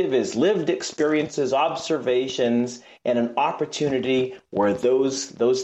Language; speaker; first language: English; native; English